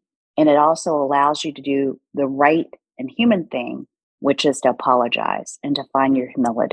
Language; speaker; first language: English; early bilingual, other home language; Korean